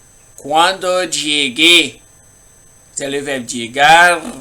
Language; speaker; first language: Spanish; non-native, learner; Haitian Creole